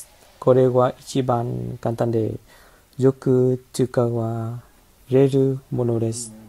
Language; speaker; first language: Japanese; non-native, learner; Vietnamese